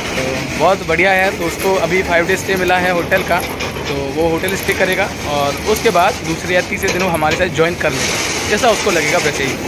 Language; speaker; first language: Hindi; native; Hindi